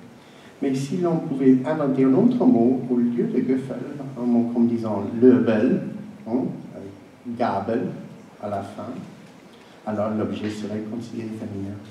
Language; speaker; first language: French; non-native, fluent; English